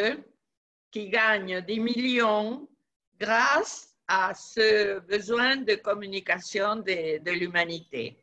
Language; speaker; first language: French; non-native, fluent; Spanish